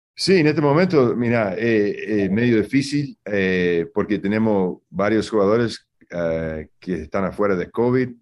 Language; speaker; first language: Spanish; early bilingual, heritage; Spanish